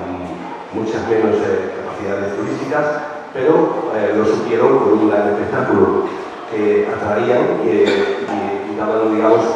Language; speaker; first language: Spanish; native; Spanish